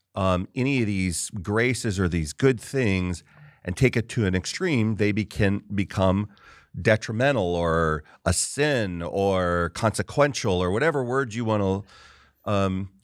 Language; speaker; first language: English; native; English